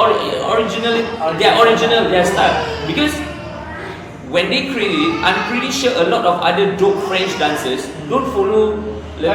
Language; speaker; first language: English; non-native, local second language; Malay